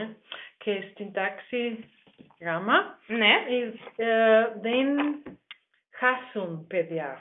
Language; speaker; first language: Greek; non-native, learner; German